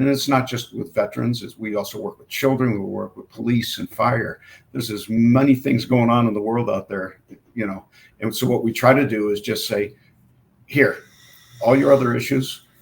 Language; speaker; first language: English; native; English